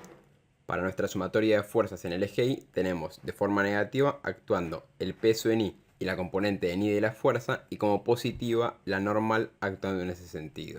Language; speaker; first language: Spanish; native; Spanish